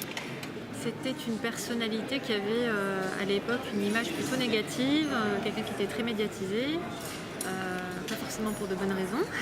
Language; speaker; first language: French; native; French